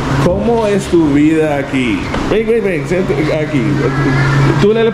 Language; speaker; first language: Spanish; non-native, learner; English